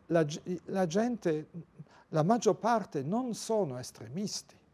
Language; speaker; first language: Italian; non-native, fluent; Luxembourgish